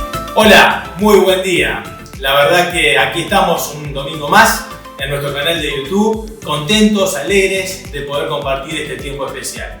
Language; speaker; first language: Spanish; native; Spanish